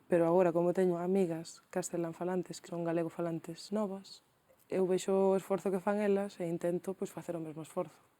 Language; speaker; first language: Galician; early bilingual, other home language; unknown